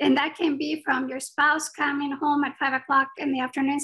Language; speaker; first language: English; non-native, fluent; Spanish